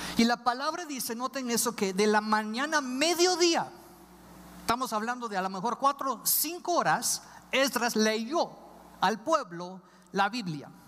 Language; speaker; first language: Spanish; non-native, fluent; English